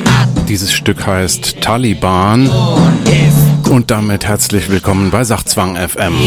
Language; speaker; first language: German; native; German